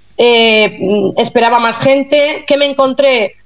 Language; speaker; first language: Spanish; native; Spanish